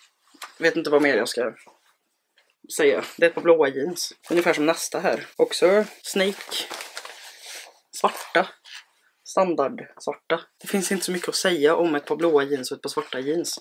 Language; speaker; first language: Swedish; native; Swedish